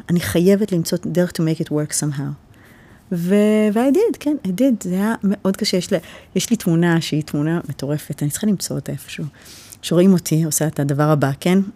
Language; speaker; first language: Hebrew; early bilingual, heritage; Hebrew